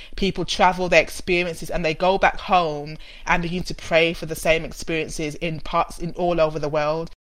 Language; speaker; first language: English; native; English